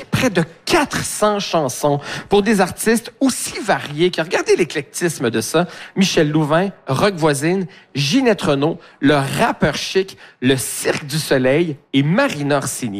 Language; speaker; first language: French; native; French